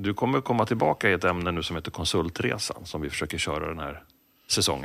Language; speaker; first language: Swedish; native; Swedish